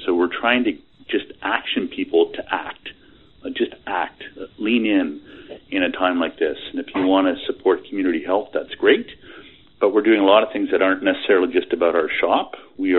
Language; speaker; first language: English; native; English